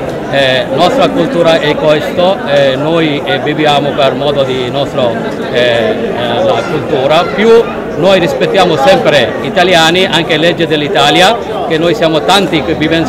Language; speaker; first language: Italian; non-native, learner; Bangla